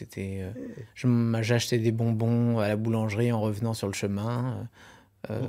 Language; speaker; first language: French; native; French